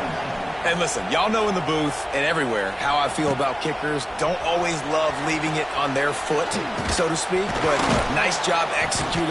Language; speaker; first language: English; native; English